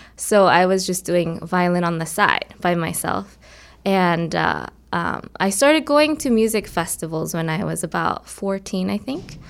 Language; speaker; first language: English; early bilingual, other home language; Korean